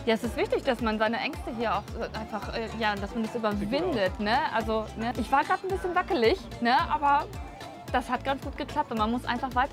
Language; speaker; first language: German; native; German